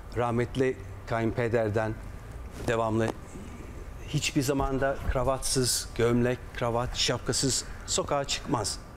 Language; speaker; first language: Turkish; non-native, fluent; English